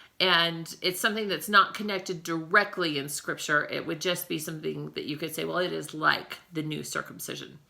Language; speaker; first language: English; native; English